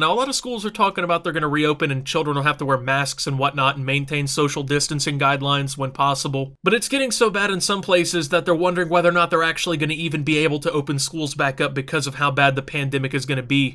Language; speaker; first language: English; native; English